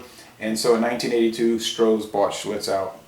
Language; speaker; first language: English; native; English